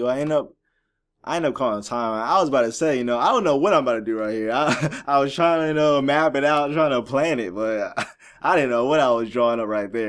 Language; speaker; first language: English; native; English